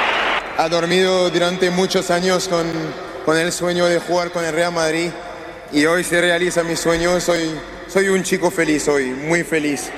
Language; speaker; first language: Spanish; non-native, learner; French